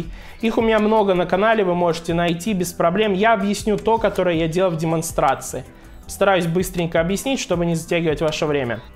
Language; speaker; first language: Russian; native; Russian